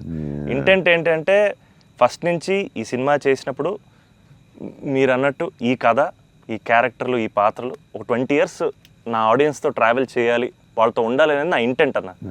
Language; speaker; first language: Telugu; native; Telugu